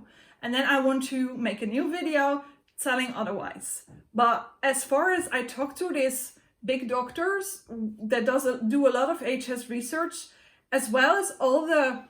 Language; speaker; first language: English; non-native, fluent; Dutch